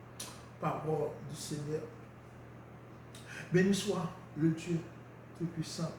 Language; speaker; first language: French; non-native, local second language; Haitian Creole